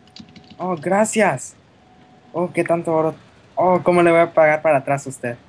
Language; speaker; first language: Spanish; early bilingual, heritage; Spanish